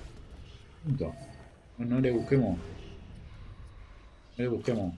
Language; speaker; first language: Spanish; native; Spanish